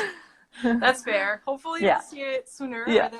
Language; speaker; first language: English; native; English